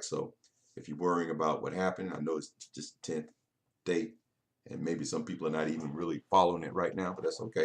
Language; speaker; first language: English; native; English